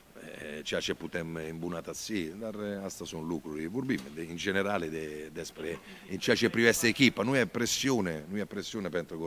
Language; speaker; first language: Romanian; non-native, learner; Italian